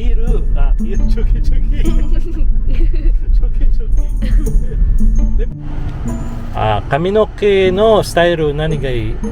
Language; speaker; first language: Japanese; non-native, learner; Filipino